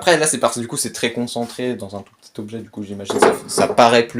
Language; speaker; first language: French; native; French